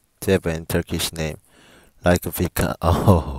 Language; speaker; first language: English; non-native, learner; Korean